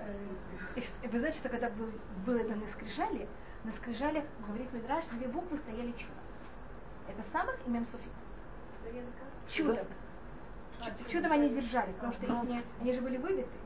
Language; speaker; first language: Russian; non-native, fluent; Hebrew